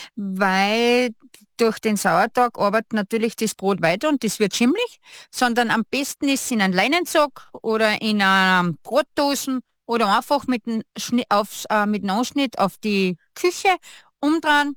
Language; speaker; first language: German; native; German